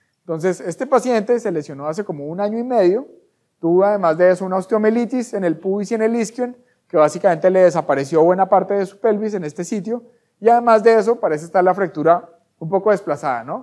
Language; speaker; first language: Spanish; native; Spanish